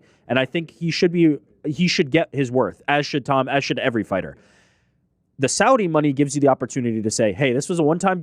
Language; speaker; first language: English; native; English